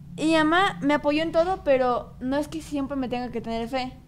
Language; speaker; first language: Spanish; native; Spanish